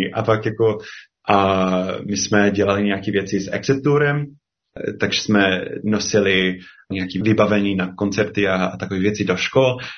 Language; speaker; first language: Czech; non-native, fluent; English